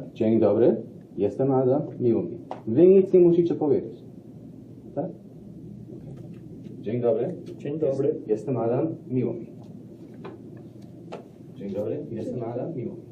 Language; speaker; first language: Polish; non-native, fluent; English